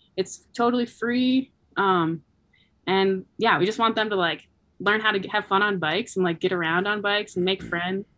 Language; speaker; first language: English; native; English